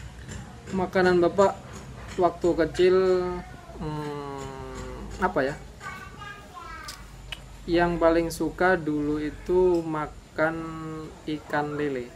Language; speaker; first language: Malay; non-native, local second language; Javanese